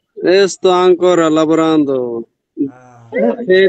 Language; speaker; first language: Italian; non-native, learner; Bangla